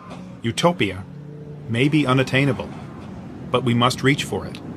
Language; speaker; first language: English; native; English